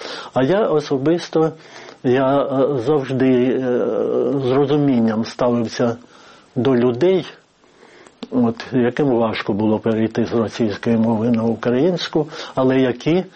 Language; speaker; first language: Ukrainian; native; Ukrainian